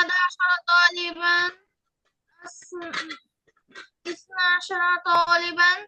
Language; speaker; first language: Arabic; non-native, learner; Bangla